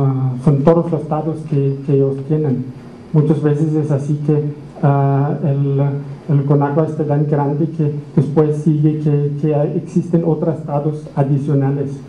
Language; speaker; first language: Spanish; non-native, learner; German